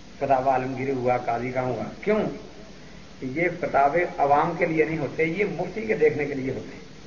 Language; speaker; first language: Urdu; non-native, local second language; Punjabi